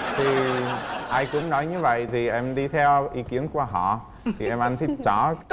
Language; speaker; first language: Vietnamese; non-native, fluent; Czech